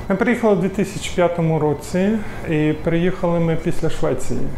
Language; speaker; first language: Ukrainian; native; Ukrainian